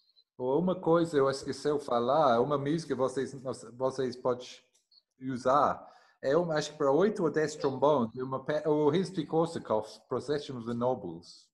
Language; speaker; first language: Portuguese; non-native, learner; English